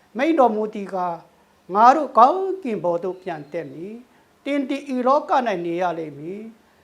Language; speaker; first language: Burmese; non-native, local second language; Thado Chin